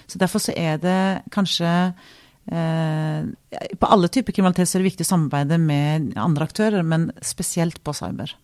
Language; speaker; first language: Norwegian; native; Norwegian